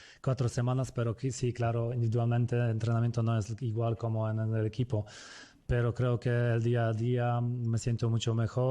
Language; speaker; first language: Spanish; non-native, fluent; Polish